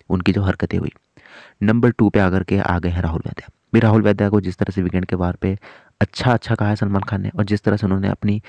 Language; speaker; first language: Hindi; native; Hindi